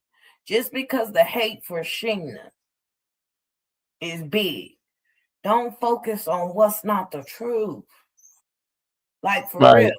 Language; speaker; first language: English; native; English